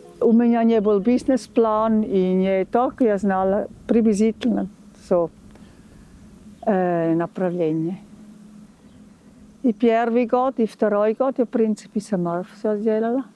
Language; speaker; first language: Russian; non-native, learner; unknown